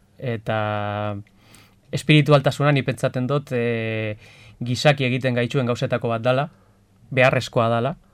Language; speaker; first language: Basque; non-native, local second language; Spanish